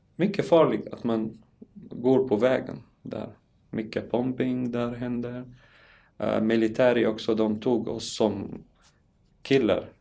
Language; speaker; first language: Swedish; non-native, learner; Arabic